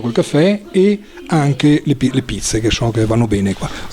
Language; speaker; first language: Italian; native; Italian